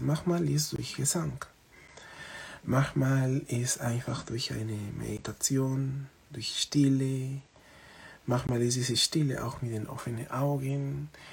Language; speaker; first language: German; non-native, fluent; Spanish